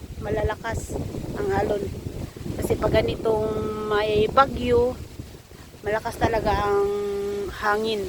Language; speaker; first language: Filipino; non-native, local second language; Cebuano